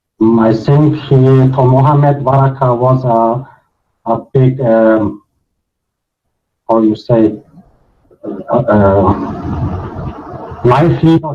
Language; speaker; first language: English; non-native, learner; Bosnian